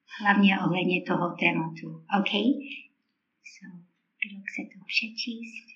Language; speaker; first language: Czech; non-native, fluent; English